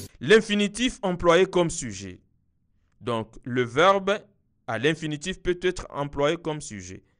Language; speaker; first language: French; non-native, local second language; Kinyarwanda